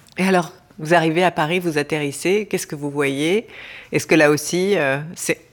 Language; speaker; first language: French; native; French